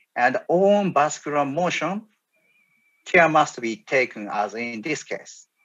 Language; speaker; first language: English; non-native, learner; Japanese